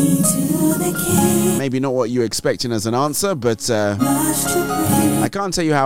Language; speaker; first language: English; non-native, local second language; Yoruba